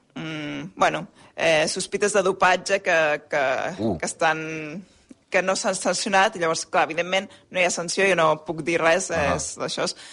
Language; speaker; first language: Catalan; native; Catalan